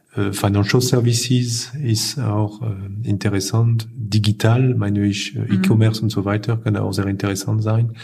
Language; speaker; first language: German; non-native, fluent; French